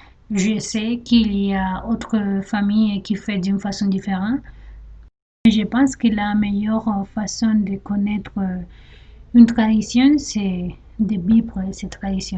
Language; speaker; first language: French; non-native, learner; Spanish